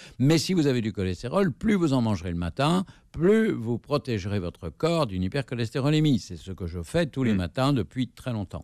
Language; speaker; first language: French; native; French